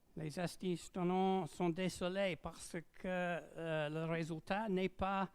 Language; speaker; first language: French; non-native, learner; English